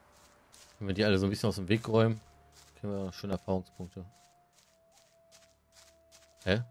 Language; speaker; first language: German; native; German